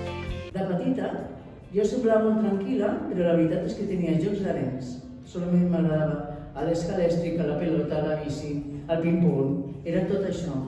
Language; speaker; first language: Catalan; non-native, local second language; Spanish